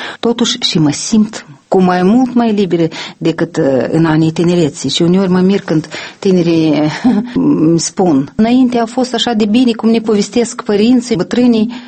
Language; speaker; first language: Romanian; non-native, local second language; Russian